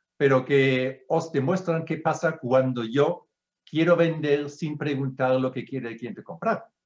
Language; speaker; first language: Spanish; non-native, fluent; German